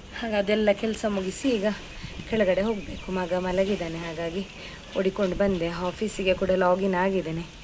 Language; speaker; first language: Kannada; native; Kannada